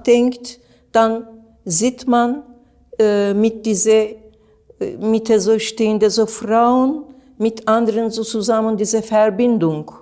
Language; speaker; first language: German; non-native, learner; Turkish